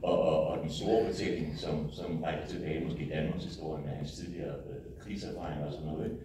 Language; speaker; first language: Danish; native; Danish